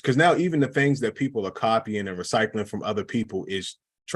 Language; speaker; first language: English; native; English